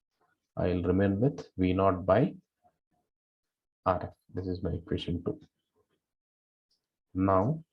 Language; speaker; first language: English; non-native, local second language; Kannada